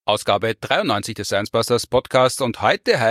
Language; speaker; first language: German; native; German